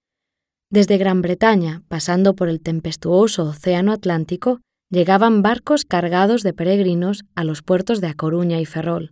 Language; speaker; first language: Spanish; native; Spanish